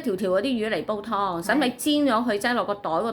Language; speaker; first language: Cantonese; native; Cantonese